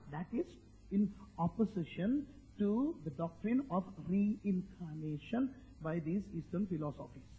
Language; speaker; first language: English; non-native, local second language; Sinhala